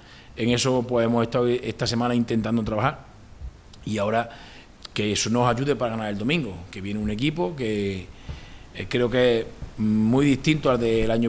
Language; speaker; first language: Spanish; native; Spanish